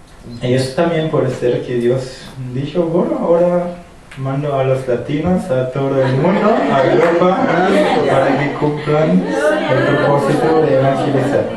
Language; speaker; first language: Spanish; non-native, fluent; German